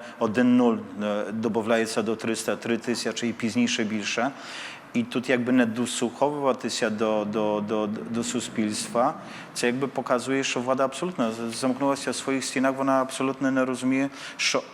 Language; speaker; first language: Polish; non-native, learner; Ukrainian